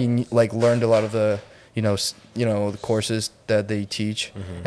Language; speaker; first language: English; non-native, fluent; Ukrainian